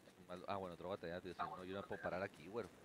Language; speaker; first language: Spanish; native; Spanish